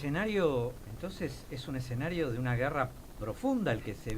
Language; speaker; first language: Spanish; native; Spanish